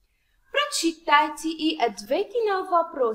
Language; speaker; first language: Russian; non-native, fluent; Arabic